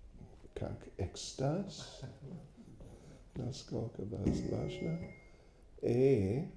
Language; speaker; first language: Russian; non-native, learner; English